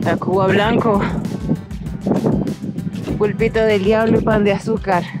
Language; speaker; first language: Spanish; non-native, learner; English